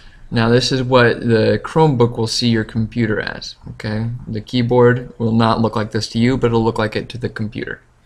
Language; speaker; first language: English; native; English